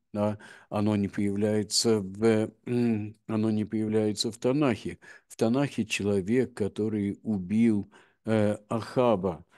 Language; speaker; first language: Russian; native; Russian